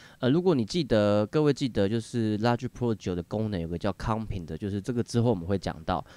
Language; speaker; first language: Chinese; native; Chinese